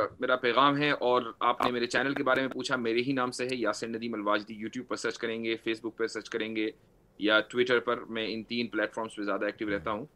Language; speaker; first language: Urdu; native; Urdu